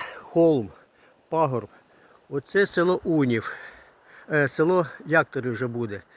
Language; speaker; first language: Ukrainian; non-native, local second language; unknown